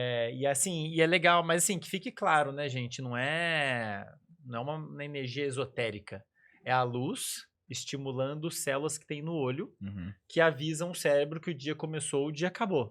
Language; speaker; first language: Portuguese; native; Portuguese